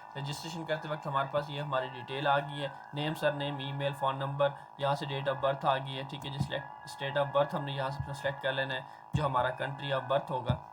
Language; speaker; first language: Urdu; non-native, local second language; Punjabi